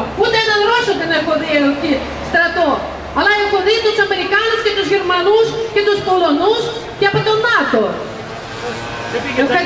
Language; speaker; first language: Greek; non-native, fluent; Russian